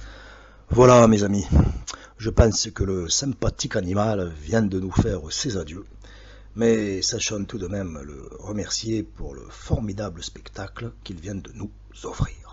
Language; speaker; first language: French; native; French